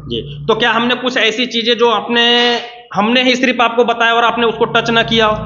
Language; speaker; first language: Hindi; native; Hindi